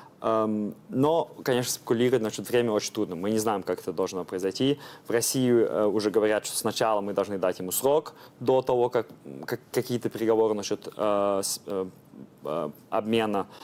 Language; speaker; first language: Russian; early bilingual, heritage; Russian